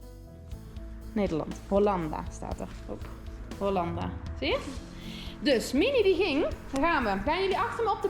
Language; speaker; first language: Dutch; native; Dutch